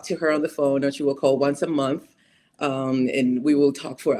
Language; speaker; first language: English; non-native, fluent; Spanish